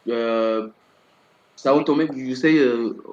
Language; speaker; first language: English; non-native, learner; French